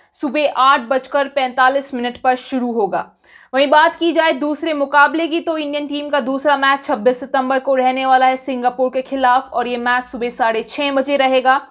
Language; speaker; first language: Hindi; native; Hindi